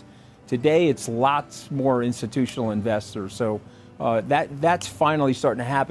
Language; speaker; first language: English; native; English